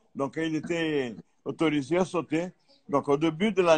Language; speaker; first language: French; non-native, fluent; Portuguese